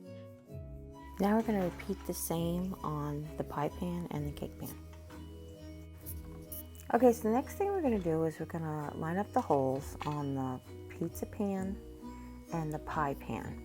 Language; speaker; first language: English; native; English